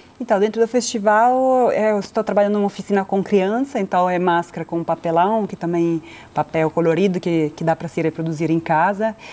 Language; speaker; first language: Portuguese; non-native, fluent; Italian